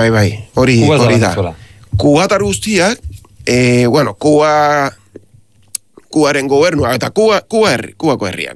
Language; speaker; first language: Basque; non-native, learner; Spanish